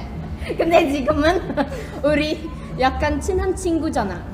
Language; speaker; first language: Korean; non-native, learner; Indonesian